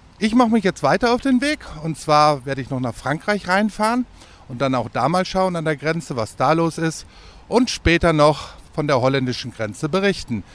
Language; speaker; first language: German; native; German